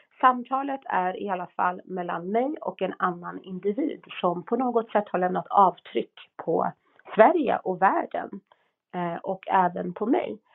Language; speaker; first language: Swedish; native; Swedish